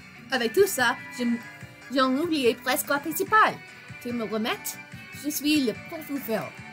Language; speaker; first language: French; non-native, fluent; English